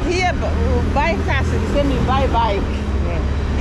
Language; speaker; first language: English; non-native, learner; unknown